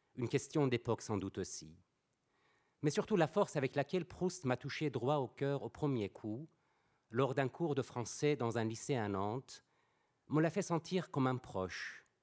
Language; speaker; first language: French; non-native, fluent; Persian